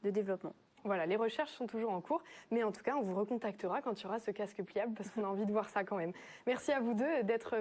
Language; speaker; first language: French; native; French